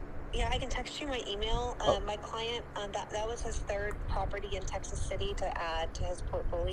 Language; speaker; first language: English; native; English